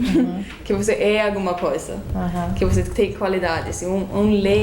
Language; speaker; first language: Portuguese; non-native, fluent; Swedish